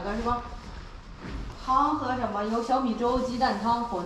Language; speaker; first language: Chinese; native; Chinese